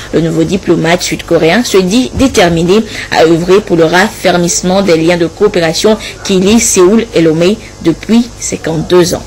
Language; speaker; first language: French; native; French